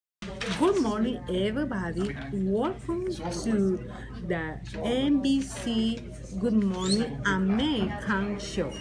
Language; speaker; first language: English; non-native, learner; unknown